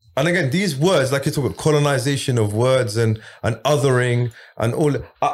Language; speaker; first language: English; early bilingual, other home language; Arabic